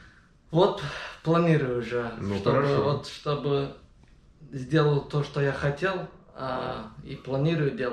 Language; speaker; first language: Russian; non-native, learner; Azerbaijani